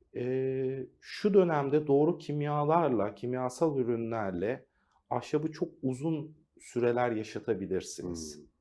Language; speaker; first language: Turkish; native; Turkish